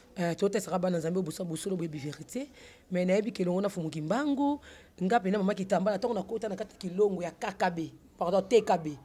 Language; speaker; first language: Lingala; non-native, local second language; Kongo